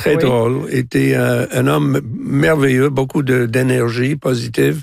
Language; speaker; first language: French; non-native, local second language; English